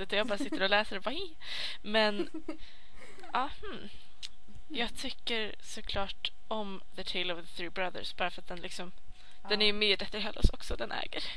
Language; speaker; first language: Swedish; native; Swedish